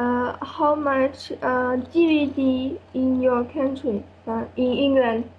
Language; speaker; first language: English; non-native, learner; French